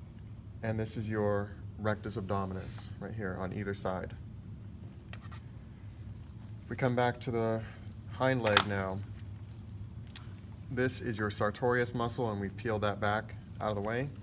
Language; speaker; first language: English; native; English